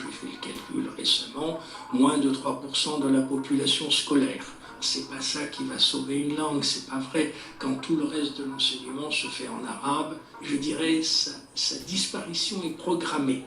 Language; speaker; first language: French; non-native, local second language; Kabyle